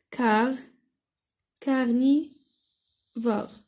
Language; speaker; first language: French; non-native, local second language; Arabic